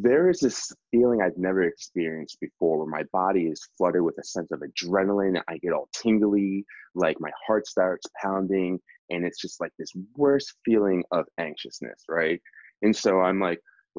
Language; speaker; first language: English; native; English